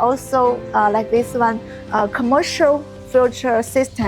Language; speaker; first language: English; non-native, learner; Chinese